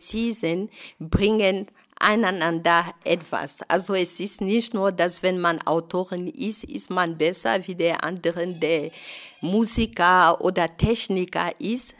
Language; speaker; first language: German; non-native, fluent; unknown